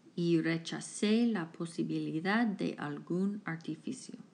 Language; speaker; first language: Spanish; non-native, learner; English